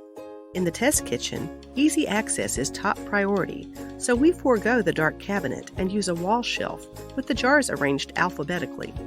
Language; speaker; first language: English; native; English